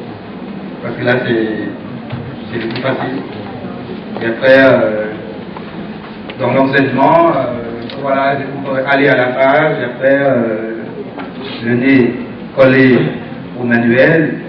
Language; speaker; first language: French; non-native, fluent; Thai